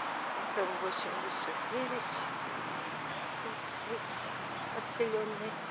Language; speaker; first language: Russian; native; Russian